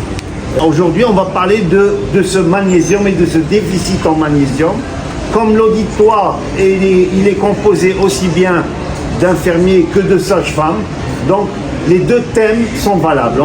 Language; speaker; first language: French; non-native, local second language; Arabic